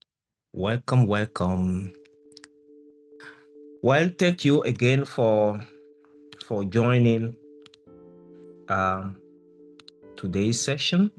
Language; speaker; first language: English; non-native, fluent; French